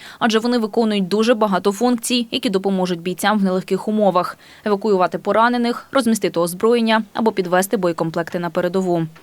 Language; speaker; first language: Ukrainian; native; Ukrainian